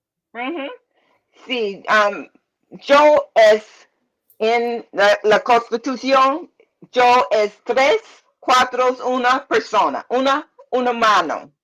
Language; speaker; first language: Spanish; non-native, learner; English